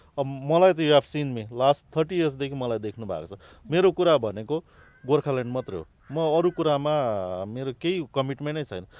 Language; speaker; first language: Nepali; native; Nepali